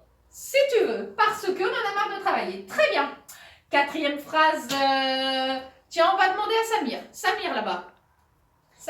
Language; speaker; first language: French; native; French